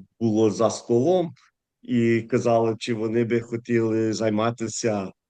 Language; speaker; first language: Ukrainian; early bilingual, heritage; Ukrainian